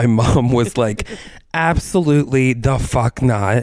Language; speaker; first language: English; native; English